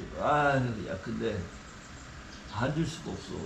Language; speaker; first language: Korean; native; Korean